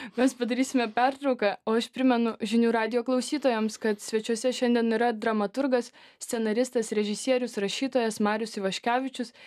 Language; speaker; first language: Lithuanian; non-native, local second language; Russian